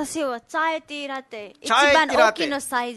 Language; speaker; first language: Japanese; non-native, learner; Nepali